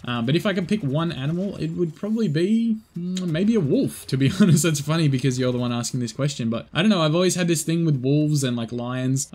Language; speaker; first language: English; native; English